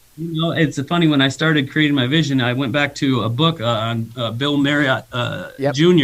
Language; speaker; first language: English; native; English